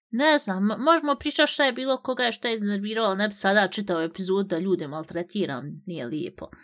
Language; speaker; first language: Bosnian; early bilingual, heritage; Bosnian